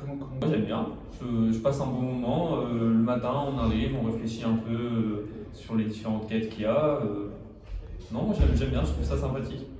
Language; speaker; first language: French; native; French